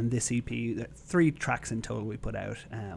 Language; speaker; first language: English; native; English